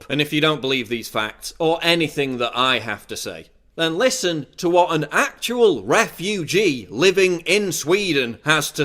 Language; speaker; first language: English; native; English